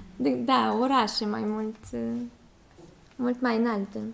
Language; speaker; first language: Romanian; non-native, learner; Russian